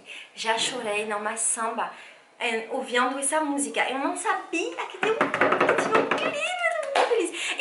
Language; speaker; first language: Portuguese; non-native, fluent; French